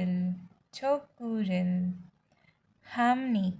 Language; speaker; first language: Korean; non-native, learner; Hindi